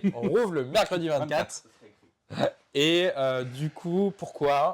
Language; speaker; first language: French; native; French